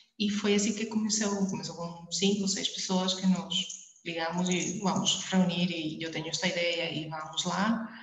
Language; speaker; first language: Portuguese; early bilingual, heritage; Spanish